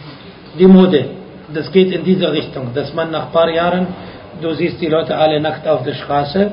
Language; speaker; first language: German; non-native, fluent; Arabic